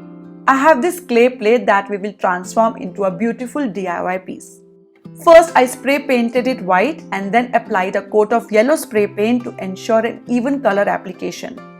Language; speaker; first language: English; non-native, local second language; Hindi